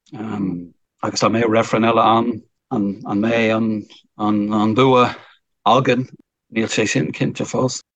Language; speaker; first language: Irish; non-native, fluent; English